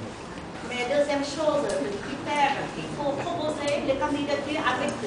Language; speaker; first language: French; non-native, learner; Vietnamese